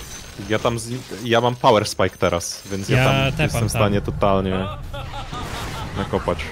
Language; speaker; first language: Polish; native; Polish